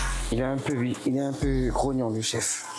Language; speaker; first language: French; native; French